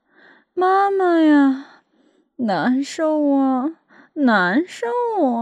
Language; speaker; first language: Chinese; native; Chinese